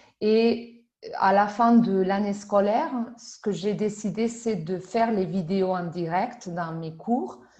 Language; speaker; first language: French; non-native, fluent; Spanish